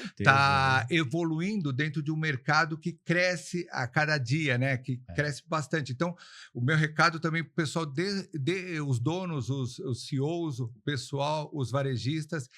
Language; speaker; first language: Portuguese; native; Portuguese